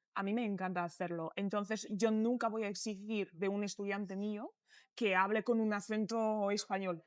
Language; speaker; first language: Spanish; non-native, fluent; Polish